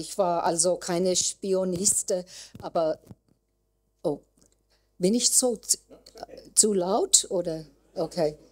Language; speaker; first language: German; non-native, learner; English